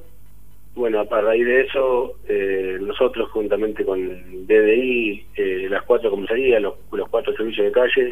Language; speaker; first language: Spanish; native; Spanish